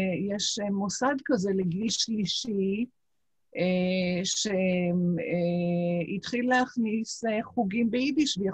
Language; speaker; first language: Hebrew; non-native, local second language; Yiddish